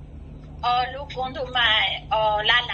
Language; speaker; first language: Cantonese; non-native, fluent; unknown